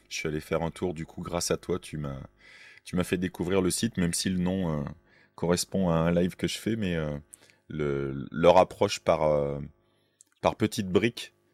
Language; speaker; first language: French; native; French